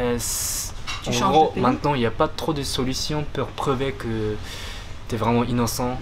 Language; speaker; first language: French; non-native, fluent; Japanese